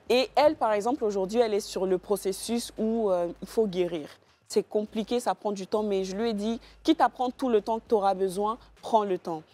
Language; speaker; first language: French; native; French